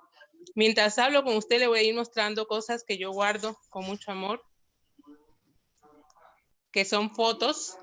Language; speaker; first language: Spanish; native; Spanish